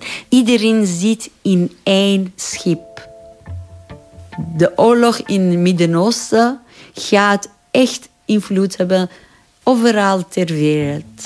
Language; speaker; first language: Dutch; non-native, fluent; Persian